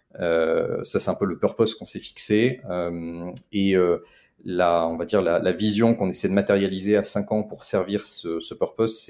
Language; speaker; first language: French; native; French